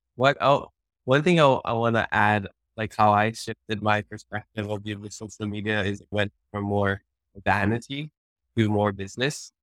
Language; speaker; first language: English; early bilingual, other home language; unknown